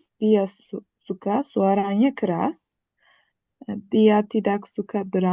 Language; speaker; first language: Indonesian; non-native, learner; Turkish